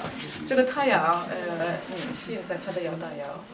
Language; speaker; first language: Chinese; non-native, fluent; Russian